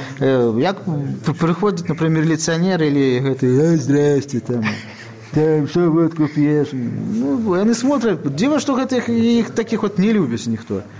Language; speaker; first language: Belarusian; non-native, local second language; Russian